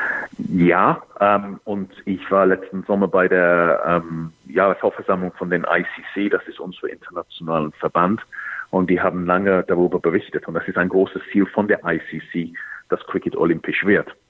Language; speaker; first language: German; non-native, fluent; English